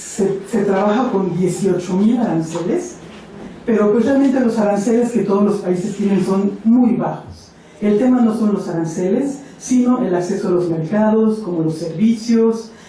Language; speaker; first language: Spanish; native; Spanish